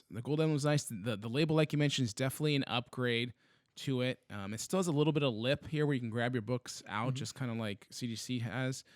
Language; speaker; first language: English; native; English